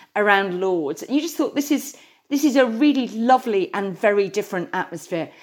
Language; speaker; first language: English; native; English